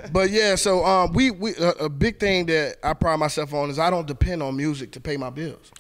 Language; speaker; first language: English; native; English